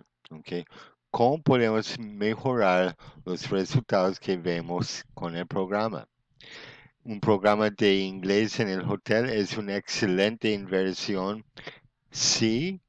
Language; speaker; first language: Spanish; non-native, fluent; English